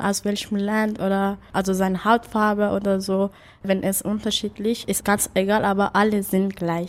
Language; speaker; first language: German; non-native, learner; Persian